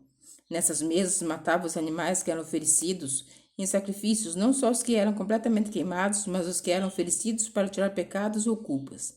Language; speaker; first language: Portuguese; native; Portuguese